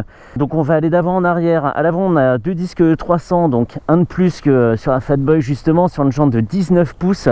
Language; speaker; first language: French; native; French